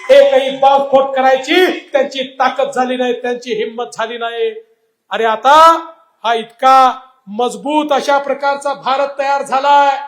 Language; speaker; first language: Marathi; native; Marathi